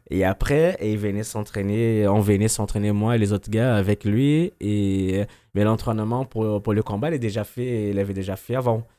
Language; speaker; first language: French; non-native, fluent; Portuguese